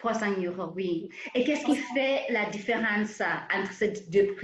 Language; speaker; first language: French; non-native, fluent; English